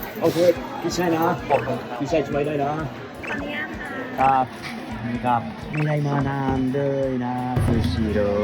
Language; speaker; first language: Thai; non-native, learner; Japanese